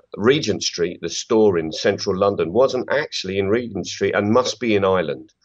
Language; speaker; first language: English; native; English